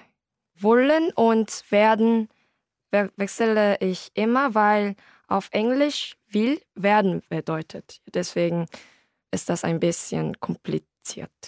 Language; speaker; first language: German; non-native, learner; Korean